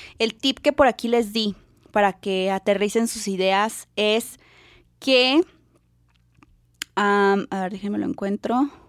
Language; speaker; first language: Spanish; native; Spanish